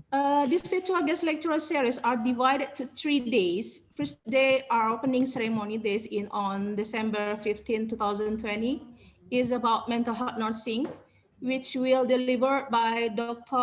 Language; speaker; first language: English; non-native, learner; Indonesian